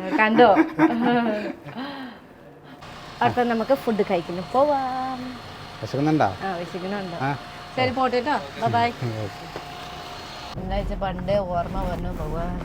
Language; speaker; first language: Malayalam; non-native, learner; Nepali